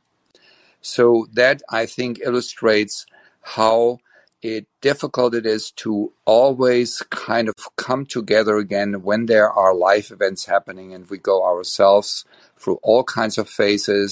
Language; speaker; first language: English; non-native, fluent; German